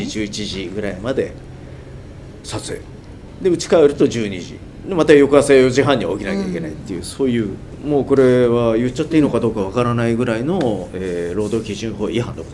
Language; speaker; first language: Japanese; native; Japanese